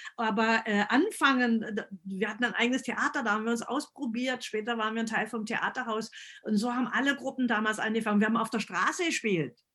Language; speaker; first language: German; early bilingual, other home language; Italian